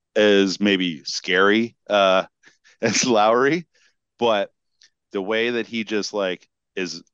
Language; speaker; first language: English; native; English